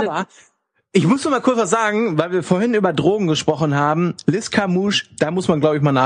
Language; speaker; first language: German; native; German